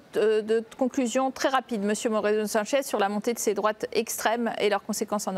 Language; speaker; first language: French; native; French